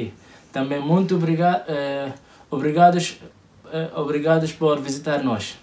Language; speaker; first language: Portuguese; non-native, learner; Arabic